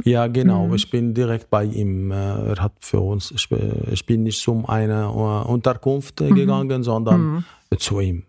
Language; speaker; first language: German; non-native, fluent; Arabic